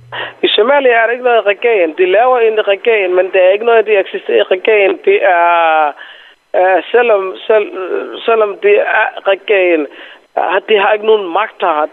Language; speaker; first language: Danish; non-native, fluent; Somali